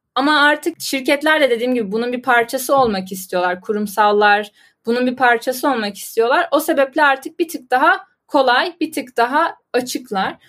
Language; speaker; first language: Turkish; native; Turkish